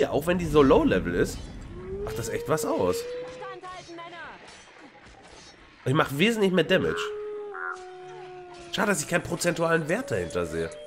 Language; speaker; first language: German; native; German